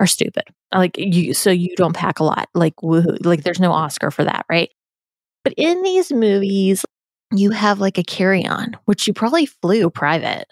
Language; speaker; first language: English; native; English